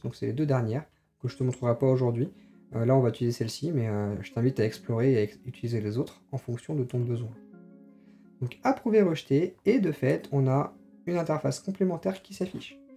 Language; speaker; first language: French; native; French